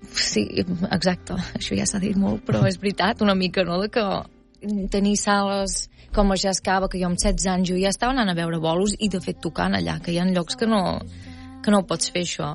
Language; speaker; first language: Catalan; native; Catalan